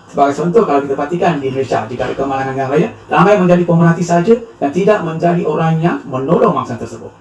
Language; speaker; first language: Malay; non-native, local second language; Tamil